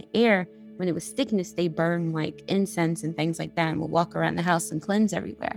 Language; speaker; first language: English; native; English